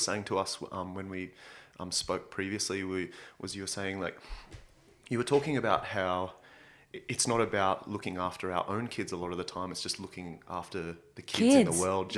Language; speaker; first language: English; native; English